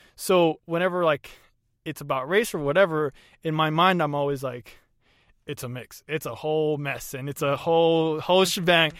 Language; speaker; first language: English; early bilingual, other home language; Spanish